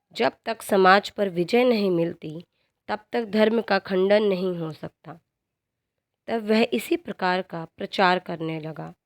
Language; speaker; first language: Hindi; native; Hindi